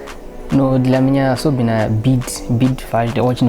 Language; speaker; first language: Russian; non-native, learner; English